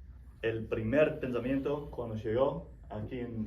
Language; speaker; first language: Spanish; non-native, fluent; English